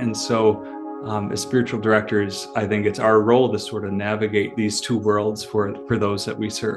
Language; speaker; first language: English; native; English